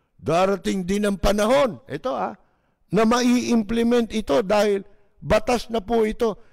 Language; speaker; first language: Filipino; native; Filipino